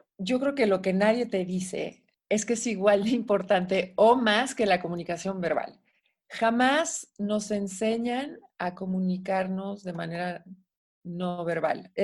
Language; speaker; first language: Spanish; non-native, fluent; French